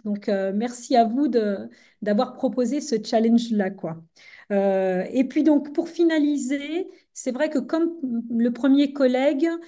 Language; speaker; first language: French; native; French